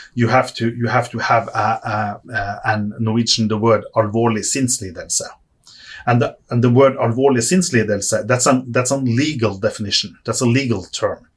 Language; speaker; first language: English; non-native, fluent; Norwegian